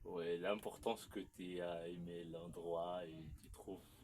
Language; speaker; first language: French; non-native, local second language; Arabic